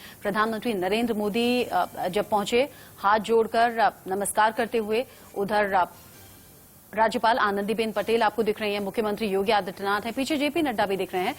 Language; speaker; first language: Hindi; native; Hindi